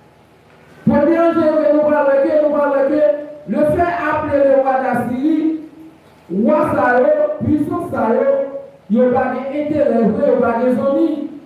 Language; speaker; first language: French; non-native, local second language; Haitian Creole